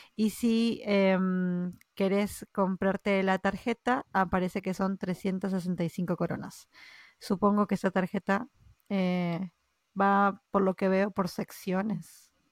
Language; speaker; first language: Spanish; native; Spanish